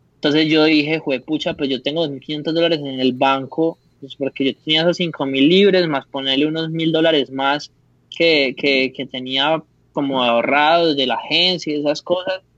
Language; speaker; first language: Spanish; native; Spanish